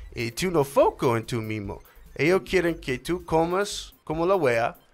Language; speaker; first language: Spanish; non-native, learner; English